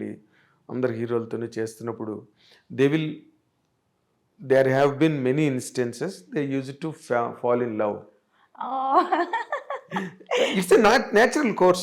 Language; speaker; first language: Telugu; native; Telugu